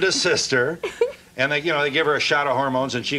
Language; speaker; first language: English; native; English